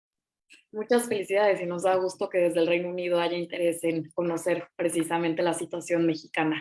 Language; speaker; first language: Spanish; native; Spanish